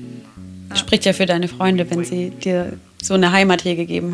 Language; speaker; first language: German; native; German